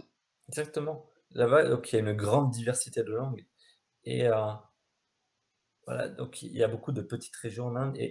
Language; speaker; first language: French; native; French